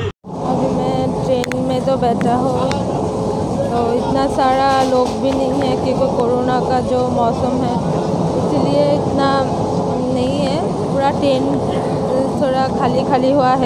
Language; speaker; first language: Hindi; non-native, local second language; Assamese